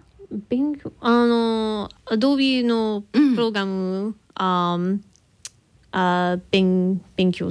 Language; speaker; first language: Japanese; non-native, learner; English